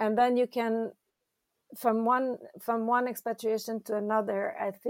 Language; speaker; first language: English; non-native, fluent; French